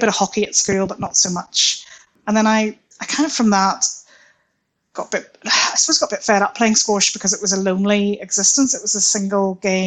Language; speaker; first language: English; native; English